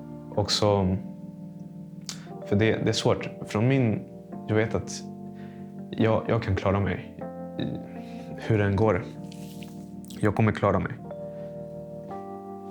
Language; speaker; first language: Swedish; non-native, fluent; Spanish